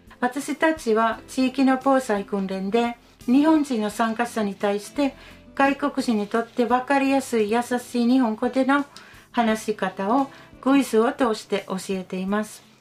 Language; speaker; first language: Japanese; non-native, fluent; Finnish